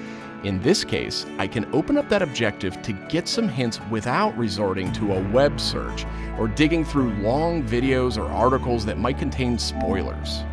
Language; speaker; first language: English; native; English